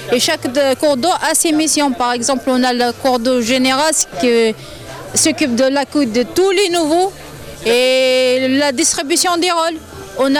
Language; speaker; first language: French; non-native, local second language; Arabic